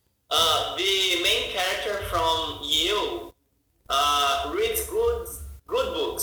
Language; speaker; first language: English; non-native, fluent; Portuguese